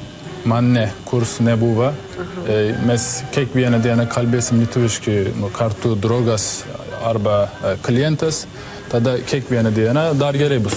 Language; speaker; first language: Lithuanian; non-native, learner; Turkish